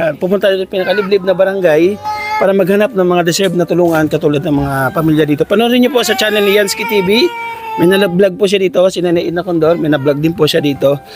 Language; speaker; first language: Filipino; non-native, local second language; Cebuano